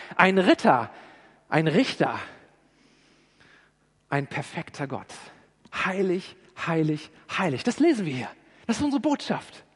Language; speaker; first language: German; native; German